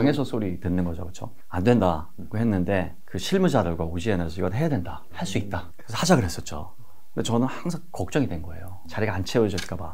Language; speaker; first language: Korean; native; Korean